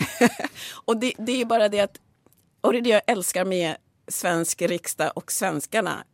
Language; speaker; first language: Swedish; early bilingual, other home language; Swahili